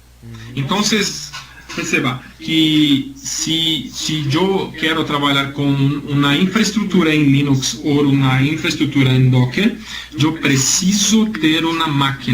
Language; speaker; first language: Spanish; non-native, learner; Portuguese